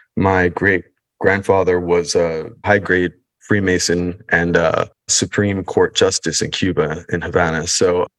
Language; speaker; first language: English; early bilingual, other home language; Spanish